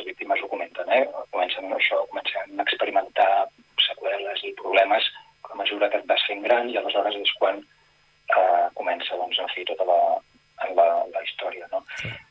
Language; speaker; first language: Catalan; native; Catalan